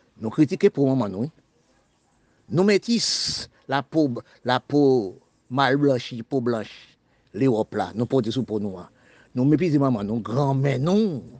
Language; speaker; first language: French; non-native, local second language; Haitian Creole